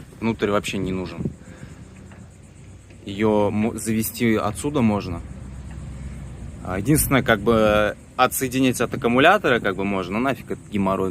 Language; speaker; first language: Russian; native; Russian